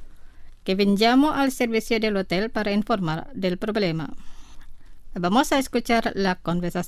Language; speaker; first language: Spanish; non-native, fluent; Indonesian